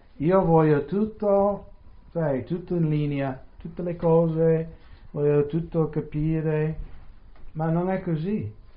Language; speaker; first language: Italian; non-native, fluent; English